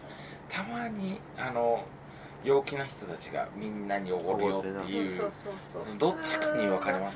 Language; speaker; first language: Japanese; native; Japanese